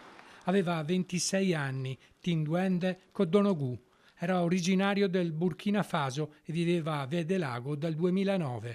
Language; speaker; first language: Italian; native; Italian